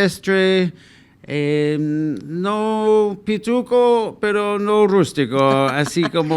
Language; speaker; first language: Spanish; non-native, fluent; English